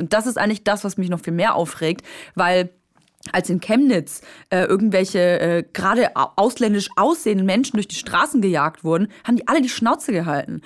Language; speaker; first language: German; native; German